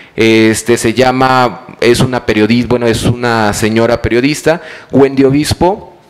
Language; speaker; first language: Spanish; native; Spanish